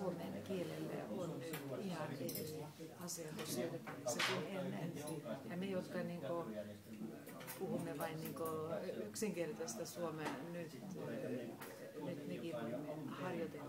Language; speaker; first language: Finnish; early bilingual, heritage; Finnish